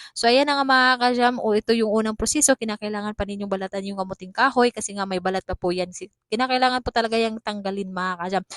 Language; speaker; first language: Filipino; non-native, local second language; Cebuano